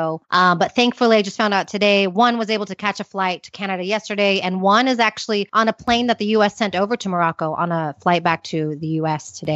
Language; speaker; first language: English; native; English